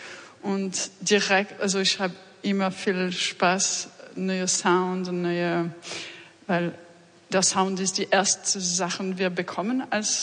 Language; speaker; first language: German; non-native, learner; French